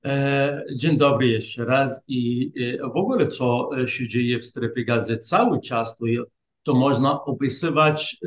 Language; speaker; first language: Polish; non-native, fluent; Arabic